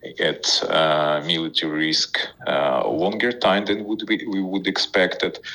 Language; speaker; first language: English; non-native, fluent; Ukrainian